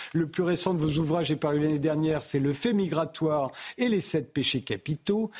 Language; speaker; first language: French; native; French